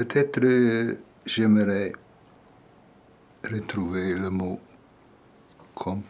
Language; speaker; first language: French; non-native, fluent; German